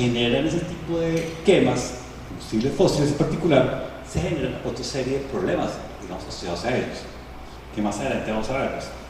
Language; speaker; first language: Spanish; native; Spanish